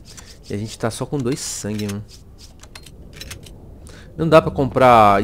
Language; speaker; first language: Portuguese; native; Portuguese